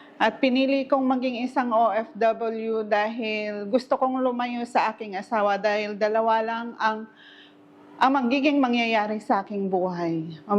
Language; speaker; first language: Filipino; non-native, local second language; Hiligaynon